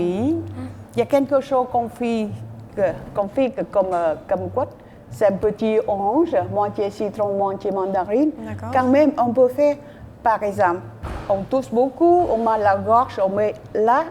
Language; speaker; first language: French; non-native, learner; Vietnamese